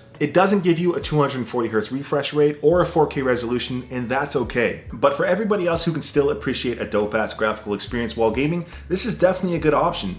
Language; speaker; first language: English; native; English